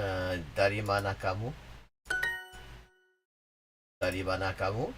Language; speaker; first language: Indonesian; non-native, learner; English